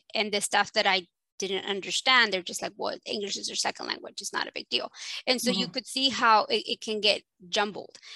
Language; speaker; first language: English; early bilingual, other home language; Spanish